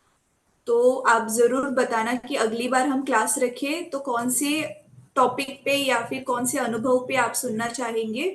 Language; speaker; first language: Hindi; native; Hindi